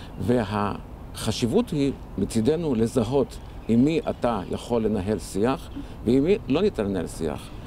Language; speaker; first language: Hebrew; early bilingual, other home language; Arabic